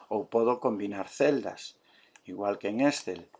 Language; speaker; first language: Spanish; non-native, local second language; Galician